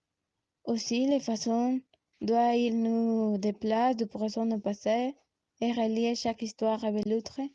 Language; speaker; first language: French; non-native, learner; Spanish